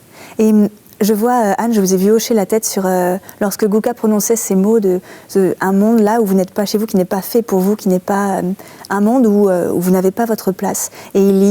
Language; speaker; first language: French; native; French